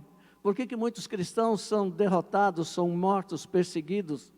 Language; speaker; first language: Portuguese; native; Portuguese